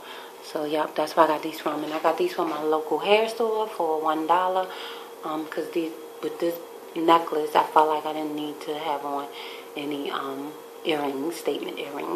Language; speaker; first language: English; native; English